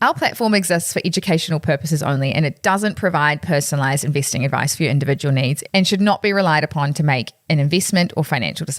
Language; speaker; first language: English; native; English